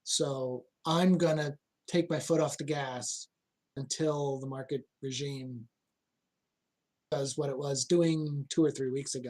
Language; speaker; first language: English; native; English